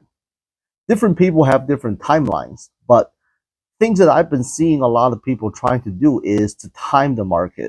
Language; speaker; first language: English; non-native, fluent; Chinese